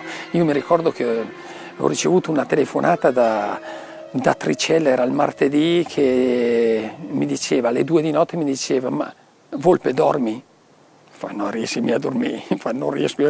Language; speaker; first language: Italian; native; Italian